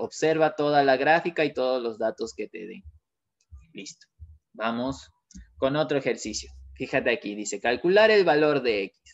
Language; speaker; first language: Spanish; native; Spanish